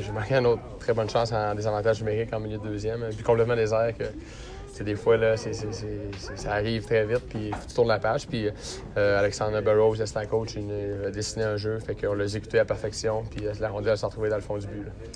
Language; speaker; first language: French; native; French